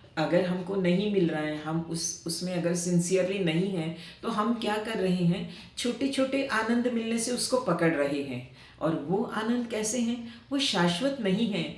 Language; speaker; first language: Hindi; non-native, local second language; Marathi